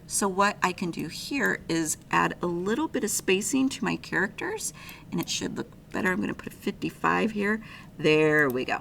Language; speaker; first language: English; native; English